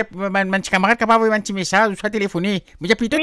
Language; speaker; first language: French; non-native, local second language; Morisyen